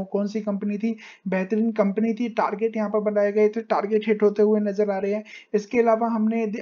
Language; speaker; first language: Hindi; native; Hindi